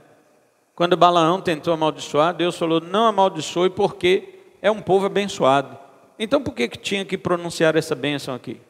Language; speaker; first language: Portuguese; native; Portuguese